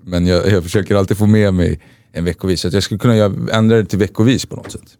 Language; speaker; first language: Swedish; native; Swedish